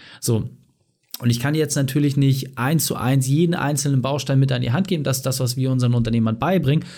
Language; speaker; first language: German; native; German